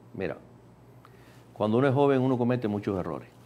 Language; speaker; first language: Spanish; native; Spanish